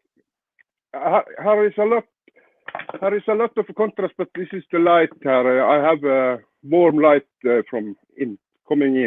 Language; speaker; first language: English; non-native, learner; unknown